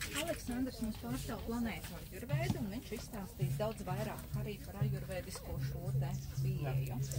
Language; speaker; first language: Latvian; native; Latvian